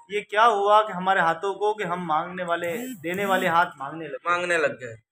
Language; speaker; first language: Hindi; native; Hindi